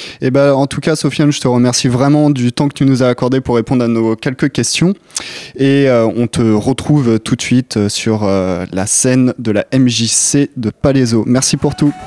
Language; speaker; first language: French; native; French